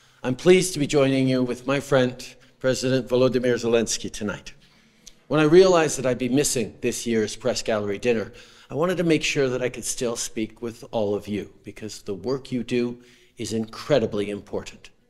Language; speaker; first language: English; early bilingual, other home language; French